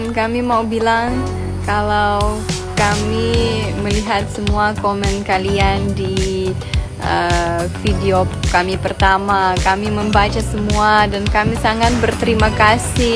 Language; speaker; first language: Indonesian; non-native, learner; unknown